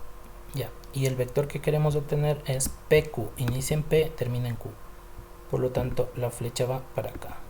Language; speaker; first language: Spanish; native; Spanish